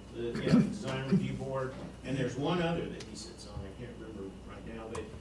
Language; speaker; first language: English; native; English